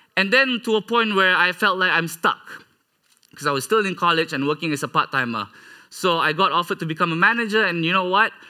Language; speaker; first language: English; non-native, local second language; Malay